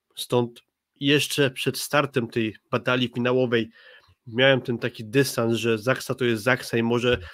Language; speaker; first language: Polish; native; Polish